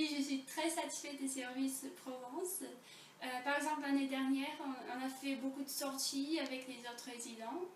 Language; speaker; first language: French; non-native, fluent; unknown